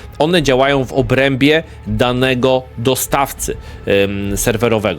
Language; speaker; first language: Polish; native; Polish